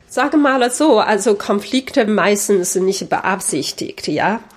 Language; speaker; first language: German; non-native, fluent; Chinese